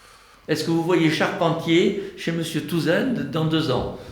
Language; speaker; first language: French; native; French